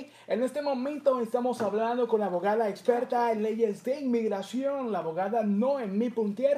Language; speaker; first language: Spanish; native; Spanish